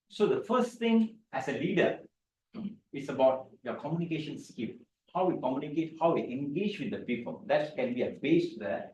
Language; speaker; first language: English; non-native, local second language; Tamil